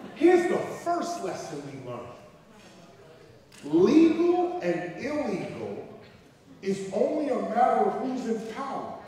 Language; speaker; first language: English; native; English